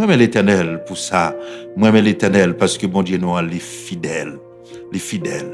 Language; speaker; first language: French; non-native, local second language; Haitian Creole